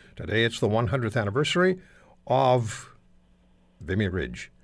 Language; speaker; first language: English; native; English